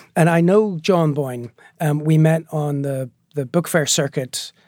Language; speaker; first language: English; native; English